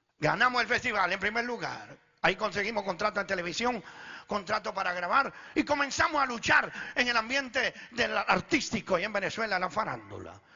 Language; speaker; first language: Spanish; early bilingual, other home language; Italian